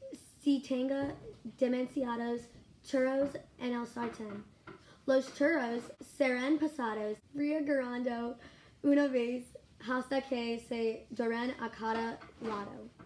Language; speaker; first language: Spanish; non-native, learner; English